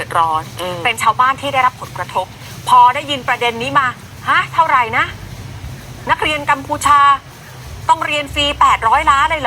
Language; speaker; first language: Thai; native; Thai